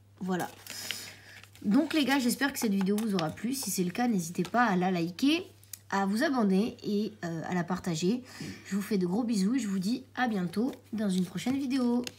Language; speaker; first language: French; native; French